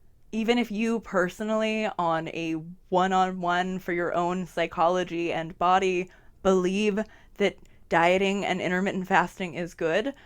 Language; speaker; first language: English; native; English